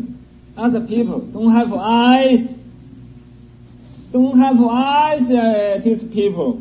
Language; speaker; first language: English; non-native, learner; Chinese